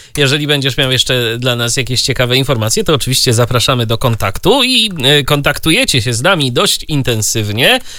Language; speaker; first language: Polish; native; Polish